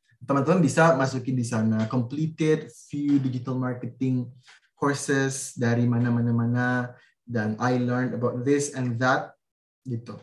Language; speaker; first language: English; non-native, fluent; Indonesian